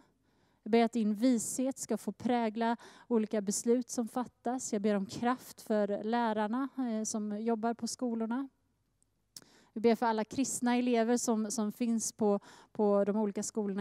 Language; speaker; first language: Swedish; native; Swedish